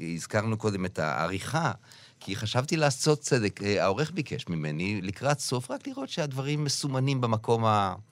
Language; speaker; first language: Hebrew; native; Hebrew